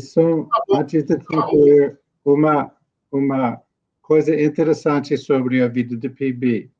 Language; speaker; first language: Portuguese; non-native, learner; English